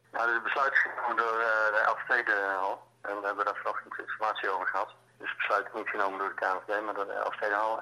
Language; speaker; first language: Dutch; native; Dutch